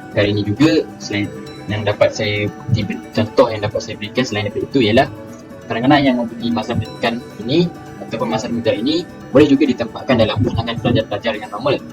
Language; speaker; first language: Malay; native; Malay